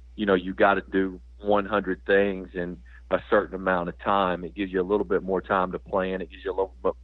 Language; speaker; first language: English; native; English